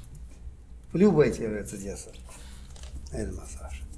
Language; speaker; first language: Russian; non-native, learner; Chinese